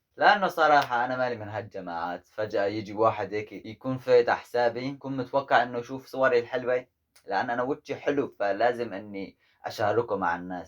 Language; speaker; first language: Arabic; native; Arabic